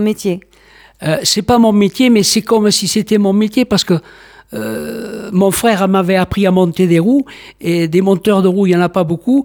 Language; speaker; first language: French; native; French